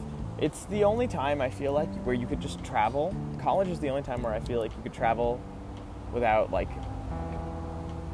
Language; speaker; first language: English; native; English